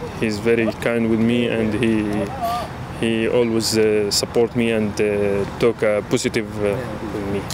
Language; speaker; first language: English; non-native, learner; Arabic